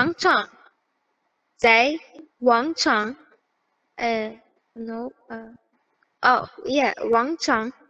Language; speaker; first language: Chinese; non-native, learner; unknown